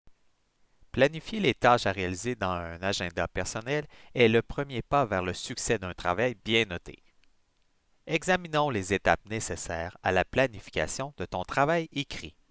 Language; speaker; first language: French; native; French